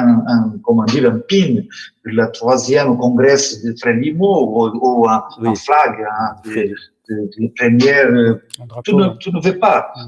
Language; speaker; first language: French; non-native, learner; Portuguese